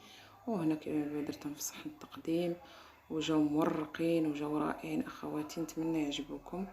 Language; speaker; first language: Arabic; native; Arabic